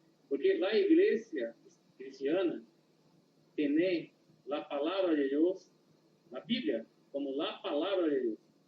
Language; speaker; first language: Spanish; non-native, learner; Portuguese